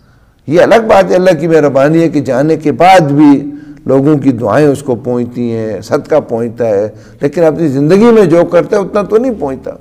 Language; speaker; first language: Urdu; native; Urdu